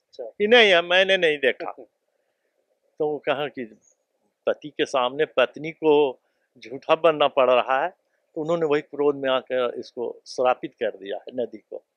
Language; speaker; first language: Hindi; native; Hindi